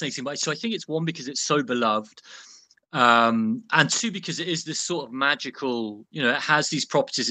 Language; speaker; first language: English; native; English